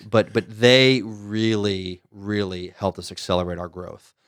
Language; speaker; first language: English; native; English